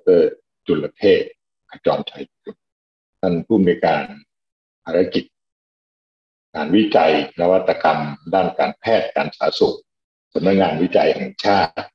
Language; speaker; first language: Thai; native; Thai